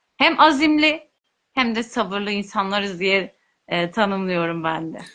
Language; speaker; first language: Turkish; non-native, local second language; Kurdish